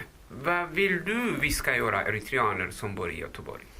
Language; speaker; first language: Swedish; non-native, fluent; Tigrinya